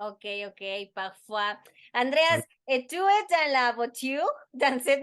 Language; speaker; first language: French; non-native, learner; Spanish